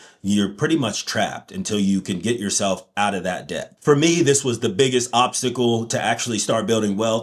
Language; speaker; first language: English; native; English